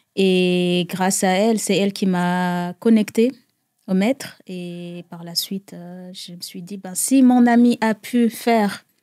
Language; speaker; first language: French; non-native, local second language; Rundi